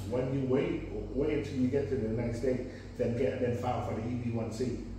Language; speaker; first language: English; non-native, fluent; Vietnamese